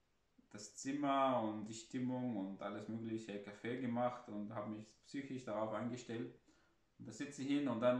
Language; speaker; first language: German; non-native, fluent; Arabic